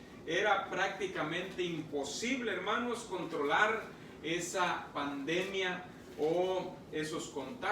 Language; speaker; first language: Spanish; native; Spanish